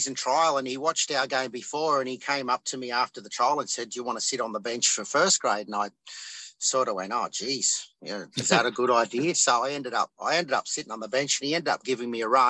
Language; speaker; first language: English; native; English